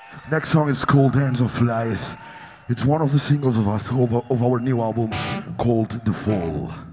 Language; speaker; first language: English; non-native, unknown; Spanish